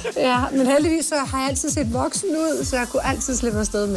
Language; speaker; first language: Danish; native; Danish